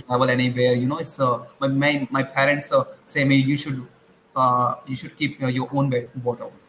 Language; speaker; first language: English; non-native, learner; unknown